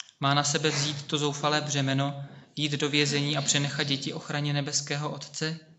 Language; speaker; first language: Czech; native; Czech